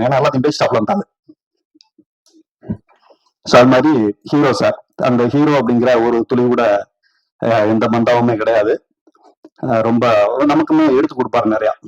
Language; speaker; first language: Tamil; native; Tamil